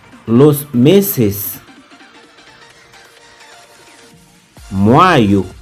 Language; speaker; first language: Spanish; non-native, learner; Haitian Creole